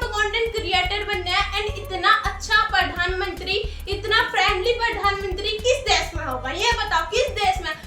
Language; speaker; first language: Hindi; native; Hindi